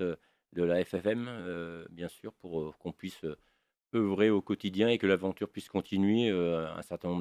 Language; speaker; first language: French; native; French